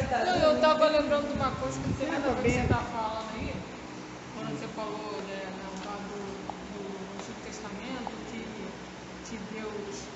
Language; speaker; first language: Portuguese; native; Portuguese